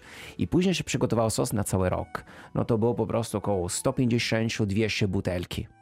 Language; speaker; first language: Polish; non-native, fluent; Italian